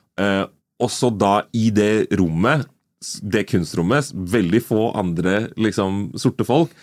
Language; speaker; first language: Norwegian; early bilingual, other home language; Nigerian Pidgin